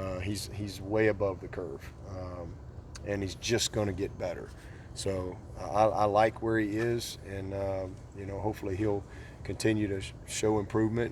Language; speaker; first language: English; native; English